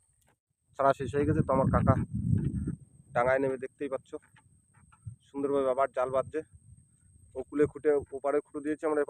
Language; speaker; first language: Bangla; native; Bangla